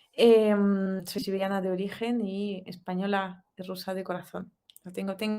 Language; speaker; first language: Spanish; non-native, fluent; Russian